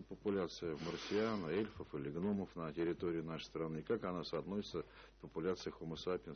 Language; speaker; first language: Russian; native; Russian